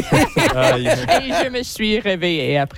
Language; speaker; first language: French; non-native, learner; English